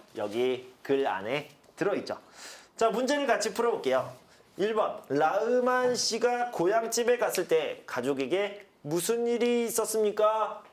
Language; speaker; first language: Korean; native; Korean